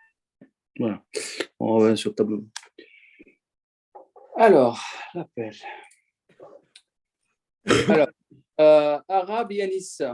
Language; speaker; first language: French; native; French